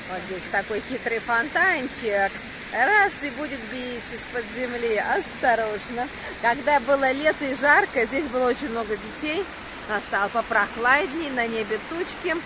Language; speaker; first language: Russian; native; Russian